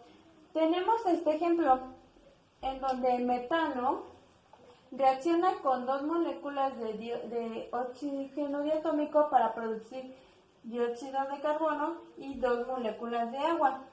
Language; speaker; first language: Spanish; native; Spanish